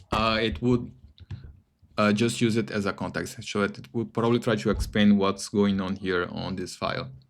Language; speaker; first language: English; non-native, fluent; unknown